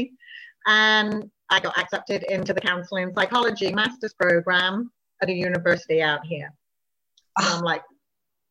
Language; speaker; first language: English; native; English